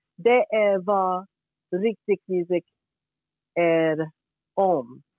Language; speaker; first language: Swedish; non-native, learner; English